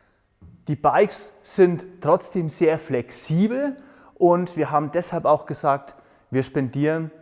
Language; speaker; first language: German; native; German